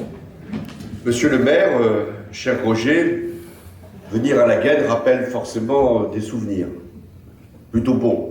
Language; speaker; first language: French; native; French